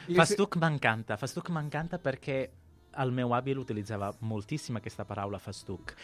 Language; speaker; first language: Catalan; non-native, fluent; Sicilian